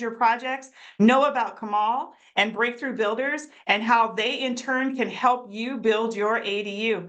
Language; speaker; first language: English; native; English